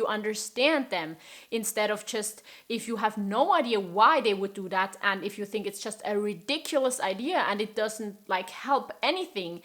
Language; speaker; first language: English; non-native, fluent; German